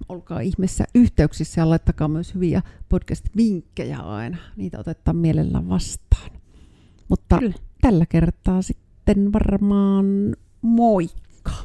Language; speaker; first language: Finnish; native; Finnish